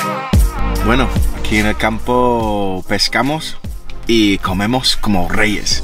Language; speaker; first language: Spanish; non-native, fluent; English